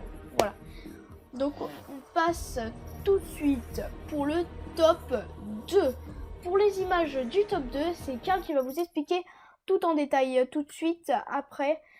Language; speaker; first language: French; native; French